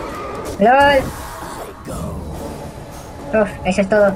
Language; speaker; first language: Spanish; native; Spanish